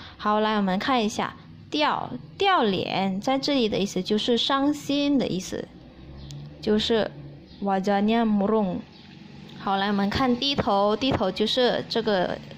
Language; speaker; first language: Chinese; early bilingual, heritage; Chinese